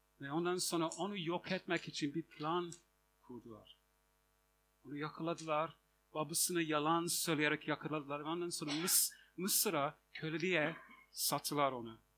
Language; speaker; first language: Turkish; non-native, fluent; English